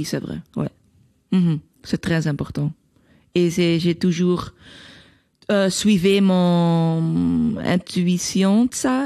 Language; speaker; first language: French; non-native, learner; Dutch